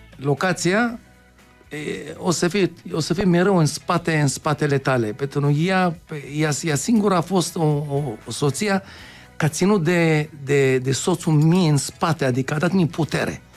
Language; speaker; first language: Romanian; non-native, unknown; Hebrew